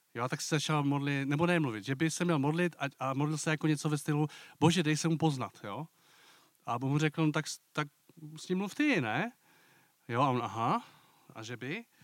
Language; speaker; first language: Czech; native; Czech